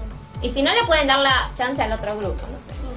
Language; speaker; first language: Spanish; native; Spanish